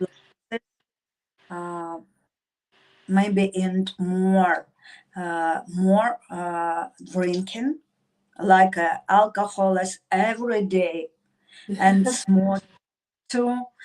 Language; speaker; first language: English; non-native, learner; Russian